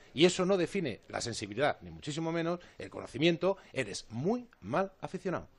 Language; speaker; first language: Spanish; native; Spanish